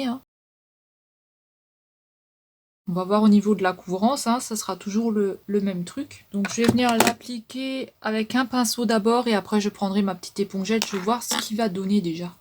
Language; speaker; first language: French; native; French